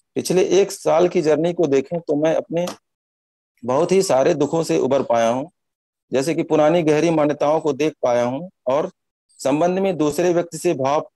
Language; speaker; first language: Hindi; native; Hindi